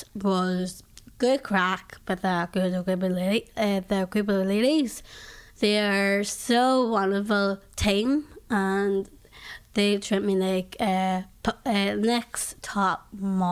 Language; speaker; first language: English; native; English